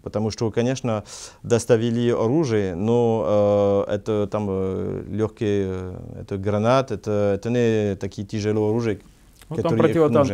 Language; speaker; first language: Russian; non-native, learner; French